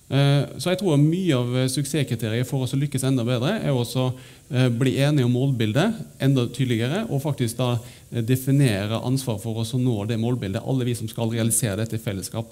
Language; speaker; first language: Norwegian; native; Norwegian